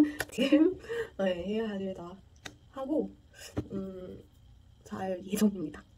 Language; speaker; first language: Korean; non-native, learner; Portuguese